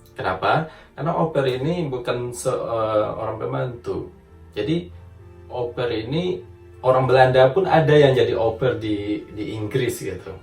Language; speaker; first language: Indonesian; native; Indonesian